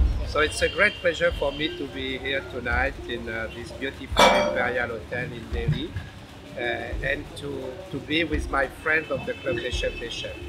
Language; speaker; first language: English; non-native, fluent; French